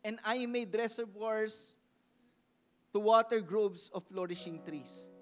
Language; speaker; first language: English; non-native, local second language; Filipino